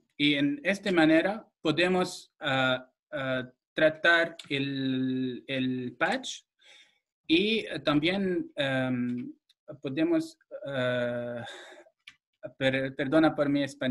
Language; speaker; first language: Spanish; non-native, fluent; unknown